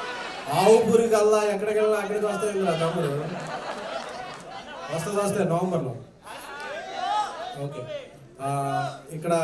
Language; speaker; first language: Telugu; native; Telugu